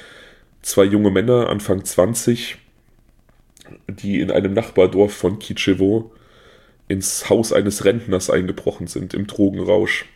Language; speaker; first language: German; native; German